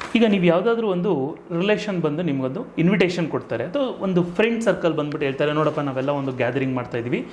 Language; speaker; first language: Kannada; native; Kannada